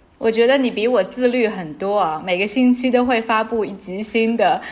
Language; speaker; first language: Chinese; native; Chinese